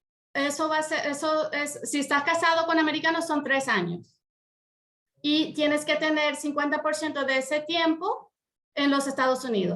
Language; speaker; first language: Spanish; early bilingual, heritage; Spanish